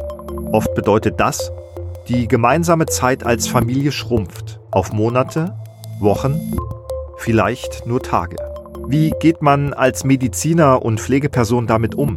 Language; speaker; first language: German; native; German